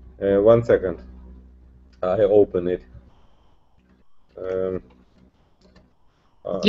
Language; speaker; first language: English; non-native, learner; Russian